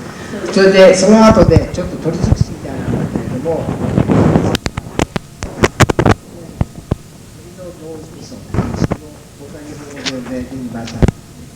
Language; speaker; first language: Japanese; native; Japanese